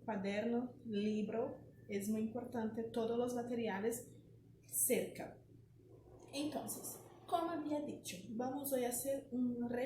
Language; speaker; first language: Spanish; non-native, fluent; Portuguese